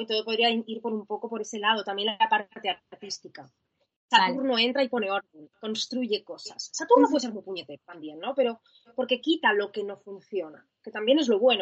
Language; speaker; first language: Spanish; native; Spanish